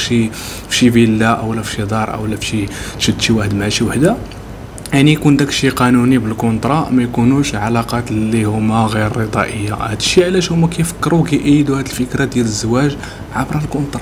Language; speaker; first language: Arabic; native; Arabic